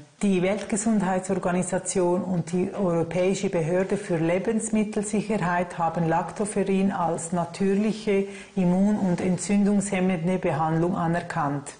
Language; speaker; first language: German; native; German